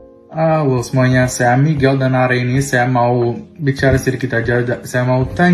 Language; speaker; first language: Indonesian; non-native, fluent; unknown